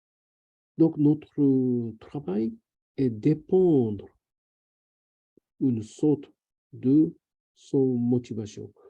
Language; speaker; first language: French; non-native, learner; Japanese